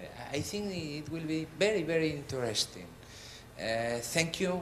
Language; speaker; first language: English; non-native, learner; Spanish